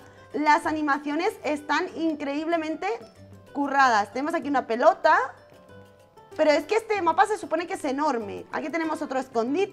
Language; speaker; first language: Spanish; native; Spanish